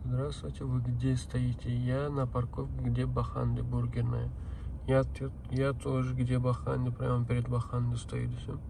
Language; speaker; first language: Russian; non-native, local second language; Kazakh